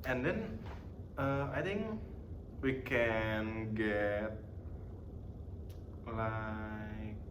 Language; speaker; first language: English; non-native, learner; Indonesian